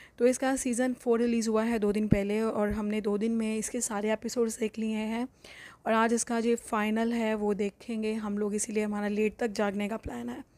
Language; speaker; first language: Urdu; native; Urdu